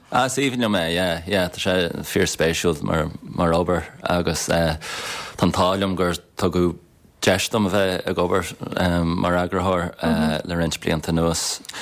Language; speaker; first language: Irish; non-native, local second language; English